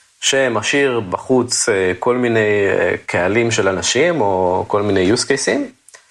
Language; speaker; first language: Hebrew; native; Hebrew